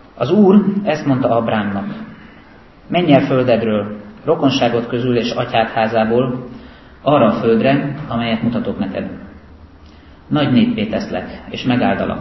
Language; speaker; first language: Hungarian; native; Hungarian